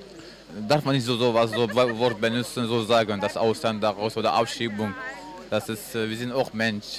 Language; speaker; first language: German; non-native, learner; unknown